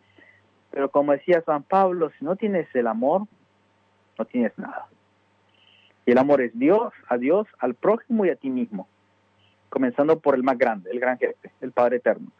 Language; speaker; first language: Spanish; native; Spanish